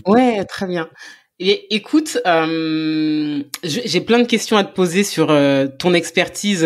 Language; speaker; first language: French; native; French